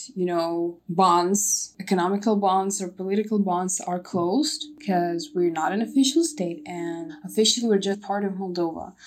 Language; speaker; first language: English; non-native, fluent; Russian